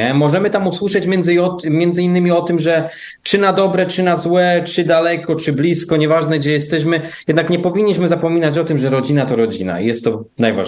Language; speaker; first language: Polish; native; Polish